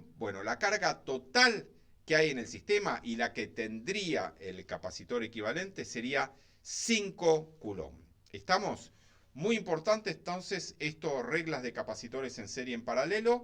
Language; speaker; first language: Spanish; native; Spanish